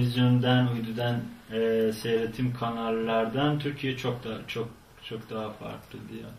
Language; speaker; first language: Turkish; non-native, fluent; Persian